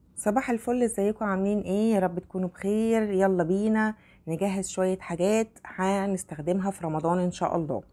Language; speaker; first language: Arabic; native; Arabic